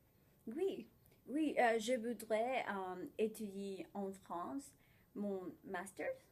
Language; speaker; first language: French; non-native, learner; Spanish